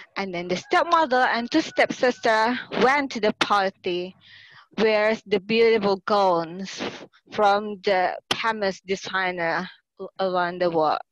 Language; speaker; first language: English; non-native, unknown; Indonesian